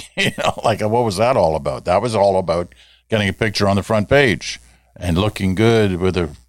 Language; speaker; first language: English; native; English